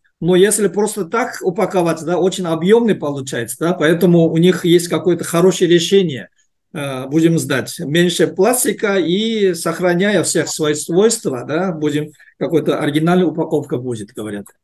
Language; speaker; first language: Russian; non-native, learner; Korean